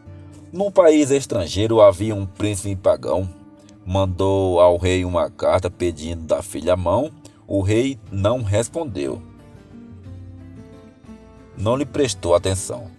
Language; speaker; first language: Portuguese; native; Portuguese